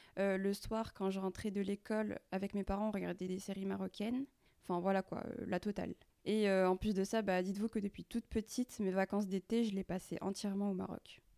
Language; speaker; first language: French; early bilingual, other home language; Arabic